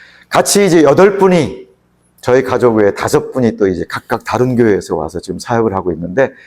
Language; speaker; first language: Korean; native; Korean